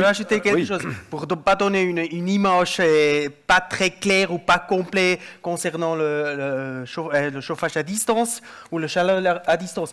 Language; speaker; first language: French; non-native, local second language; German